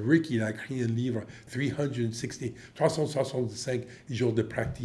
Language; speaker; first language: French; non-native, fluent; English